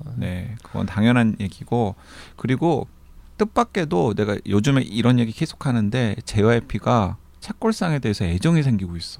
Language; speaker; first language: Korean; native; Korean